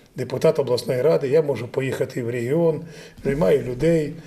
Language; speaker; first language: Ukrainian; native; Ukrainian